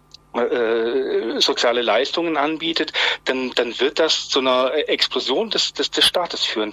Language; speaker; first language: German; native; German